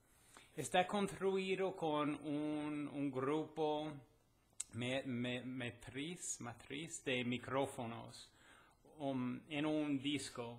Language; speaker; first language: Spanish; non-native, fluent; English